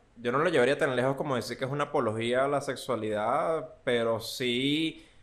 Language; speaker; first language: Spanish; native; Spanish